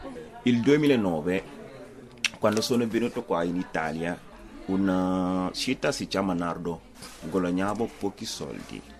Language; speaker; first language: Italian; non-native, fluent; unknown